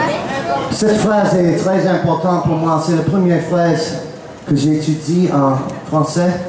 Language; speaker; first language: French; non-native, learner; English